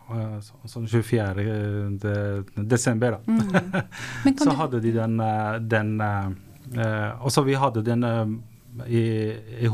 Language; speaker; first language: Norwegian; non-native, fluent; Persian